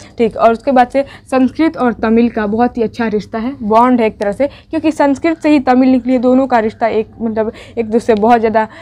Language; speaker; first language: Hindi; native; Hindi